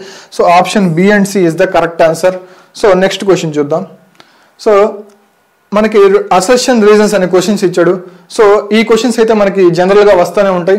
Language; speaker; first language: Telugu; native; Telugu